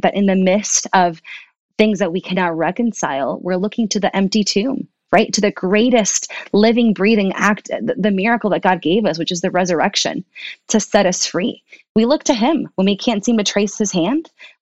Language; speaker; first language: English; early bilingual, other home language; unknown